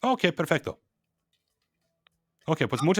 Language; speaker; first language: Spanish; non-native, fluent; English